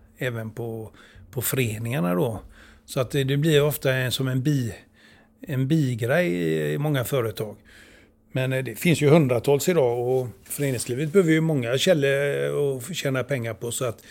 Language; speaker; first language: Swedish; native; Swedish